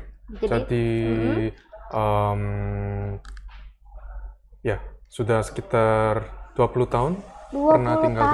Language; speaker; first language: Indonesian; early bilingual, other home language; Korean